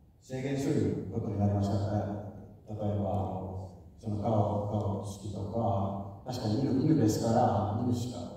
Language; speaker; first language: Japanese; non-native, fluent; Finnish